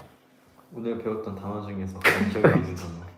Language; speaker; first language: Korean; native; Korean